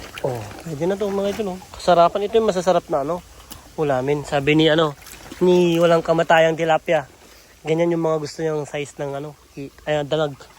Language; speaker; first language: Filipino; non-native, local second language; Iloko